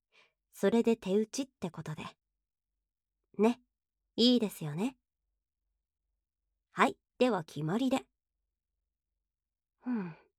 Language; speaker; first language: Japanese; native; Japanese